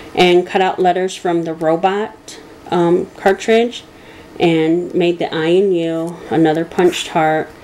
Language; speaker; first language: English; native; English